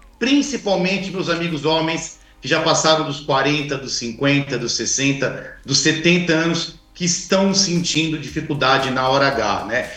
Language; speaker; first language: Portuguese; native; Portuguese